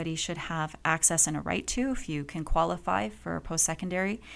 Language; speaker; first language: English; native; English